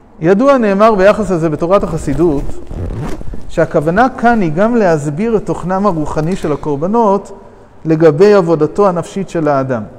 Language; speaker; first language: Hebrew; non-native, fluent; English